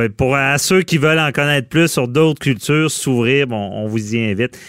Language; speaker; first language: French; native; French